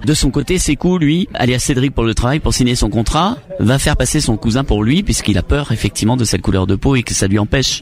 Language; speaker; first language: French; native; French